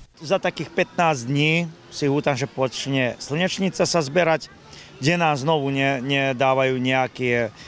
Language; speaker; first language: Slovak; native; Slovak